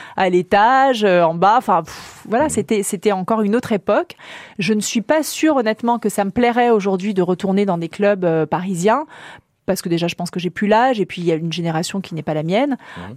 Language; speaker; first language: French; native; French